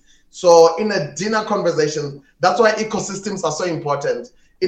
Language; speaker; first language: English; non-native, local second language; Tswana